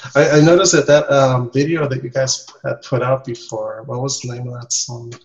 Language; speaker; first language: English; non-native, fluent; Spanish